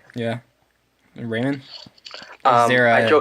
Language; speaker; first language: English; native; English